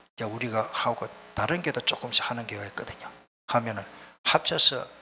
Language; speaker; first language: Korean; native; Korean